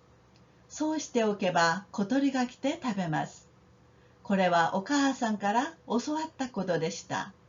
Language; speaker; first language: Japanese; non-native, fluent; Korean